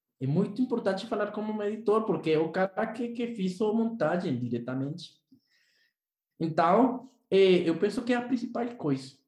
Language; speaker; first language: Portuguese; non-native, learner; Spanish